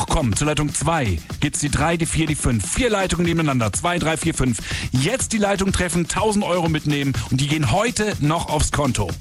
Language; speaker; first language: German; native; German